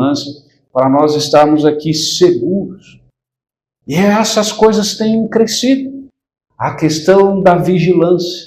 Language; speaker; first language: Portuguese; native; Portuguese